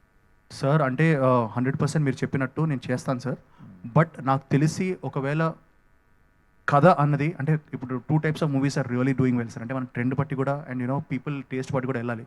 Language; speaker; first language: Telugu; native; Telugu